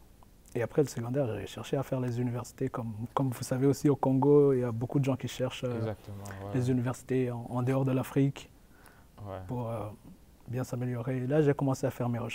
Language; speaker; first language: French; non-native, local second language; Rundi